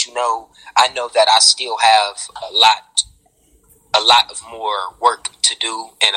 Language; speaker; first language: English; native; English